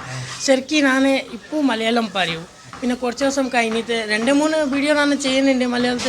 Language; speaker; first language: Malayalam; non-native, local second language; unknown